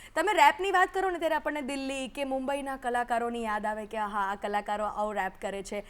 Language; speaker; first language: Gujarati; native; Gujarati